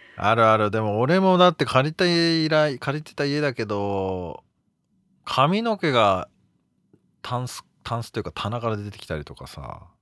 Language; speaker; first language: Japanese; native; Japanese